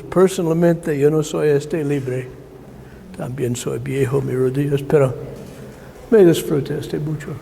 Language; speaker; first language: Spanish; non-native, learner; English